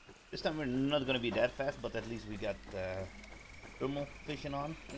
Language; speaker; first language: English; non-native, fluent; Dutch